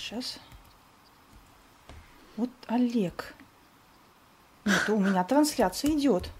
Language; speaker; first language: Russian; native; Russian